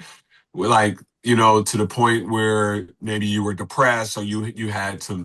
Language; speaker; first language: English; native; English